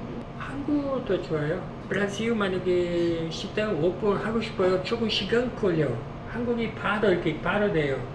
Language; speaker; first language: Korean; non-native, learner; Portuguese